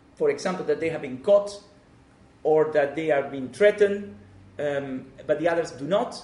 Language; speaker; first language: English; non-native, fluent; Spanish